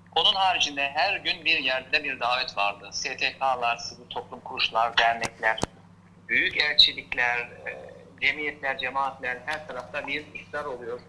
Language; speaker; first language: Turkish; early bilingual, heritage; Turkish